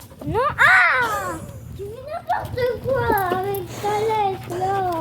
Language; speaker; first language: French; native; French